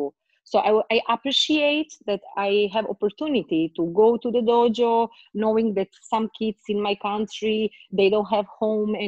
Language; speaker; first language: English; non-native, learner; Croatian